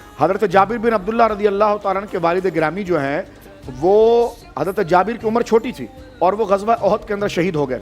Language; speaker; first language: Urdu; native; Urdu